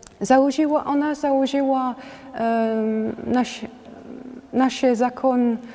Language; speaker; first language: Polish; non-native, learner; French